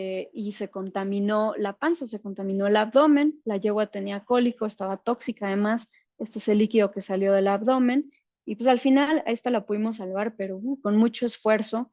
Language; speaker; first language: Spanish; native; Spanish